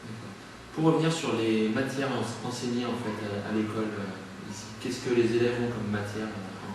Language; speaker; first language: French; native; French